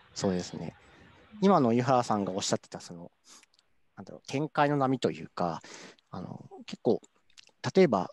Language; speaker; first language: Japanese; native; Japanese